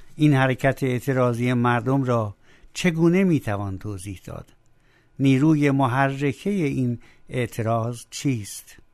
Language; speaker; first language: Persian; non-native, local second language; Azerbaijani